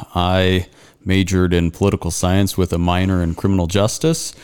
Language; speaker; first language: English; native; English